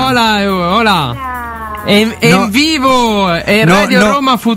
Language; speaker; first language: Spanish; non-native, learner; Italian